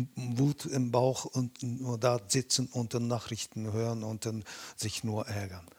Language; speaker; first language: German; non-native, fluent; Japanese